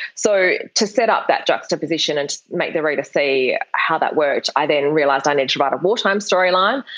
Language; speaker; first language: English; native; English